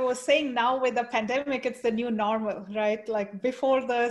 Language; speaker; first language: English; non-native, local second language; Kannada